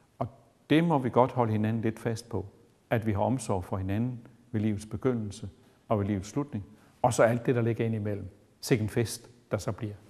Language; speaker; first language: Danish; native; Danish